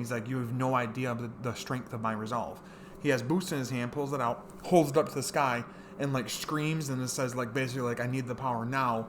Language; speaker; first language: English; native; English